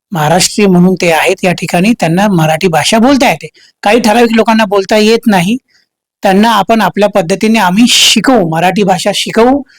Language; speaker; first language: Marathi; native; Marathi